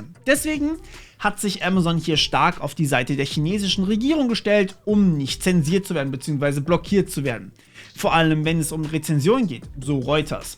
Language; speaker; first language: German; native; German